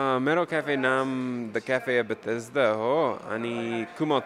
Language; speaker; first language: Nepali; non-native, learner; English